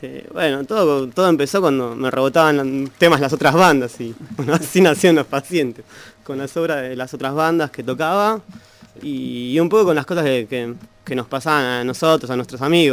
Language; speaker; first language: Spanish; native; Spanish